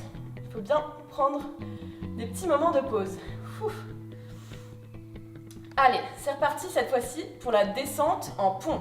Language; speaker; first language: French; native; French